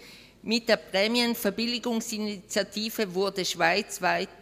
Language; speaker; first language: German; native; German